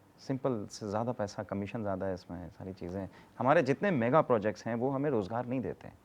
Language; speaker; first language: Urdu; native; Urdu